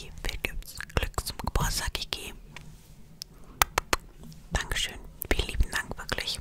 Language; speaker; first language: German; non-native, fluent; Estonian